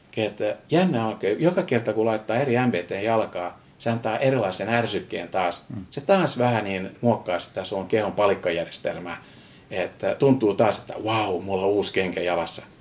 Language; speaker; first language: Finnish; non-native, fluent; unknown